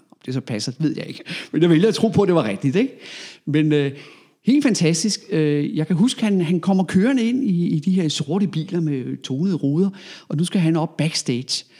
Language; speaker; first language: Danish; native; Danish